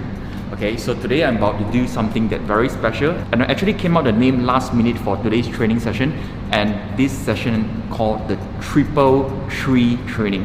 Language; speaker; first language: English; non-native, local second language; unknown